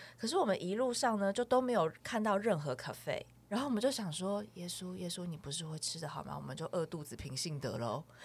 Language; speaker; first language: Chinese; native; Chinese